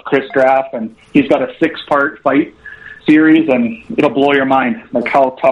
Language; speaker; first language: English; native; English